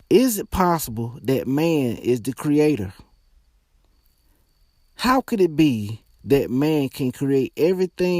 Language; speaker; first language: English; native; English